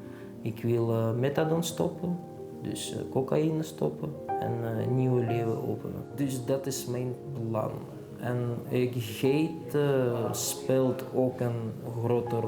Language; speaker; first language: Dutch; non-native, fluent; Russian